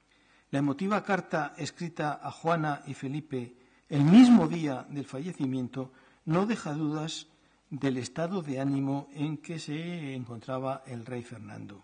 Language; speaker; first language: Spanish; native; Spanish